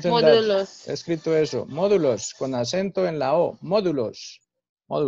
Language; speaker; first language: Spanish; native; Spanish